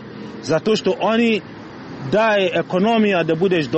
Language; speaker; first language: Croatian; non-native, learner; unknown